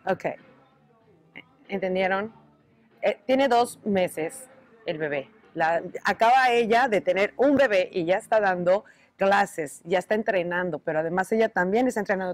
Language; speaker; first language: Spanish; native; Spanish